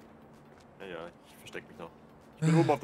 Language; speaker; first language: German; native; German